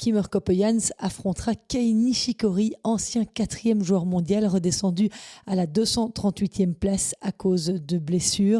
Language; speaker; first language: French; native; French